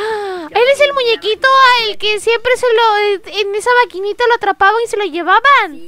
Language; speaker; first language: Spanish; native; Spanish